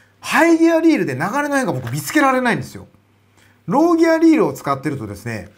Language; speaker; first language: Japanese; native; Japanese